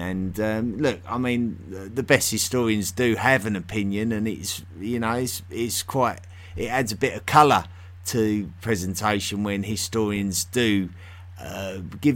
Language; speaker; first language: English; native; English